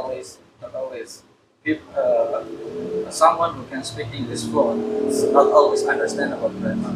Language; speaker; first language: English; non-native, local second language; Indonesian